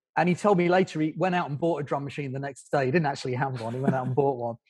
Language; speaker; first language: English; native; English